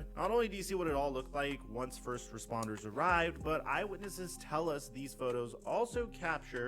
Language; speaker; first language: English; native; English